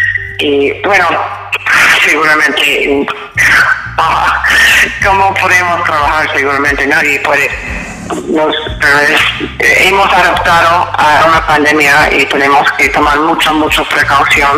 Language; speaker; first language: Spanish; non-native, fluent; English